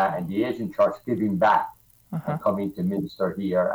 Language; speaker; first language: English; native; English